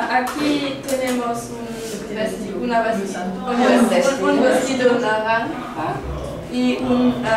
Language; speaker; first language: Spanish; non-native, learner; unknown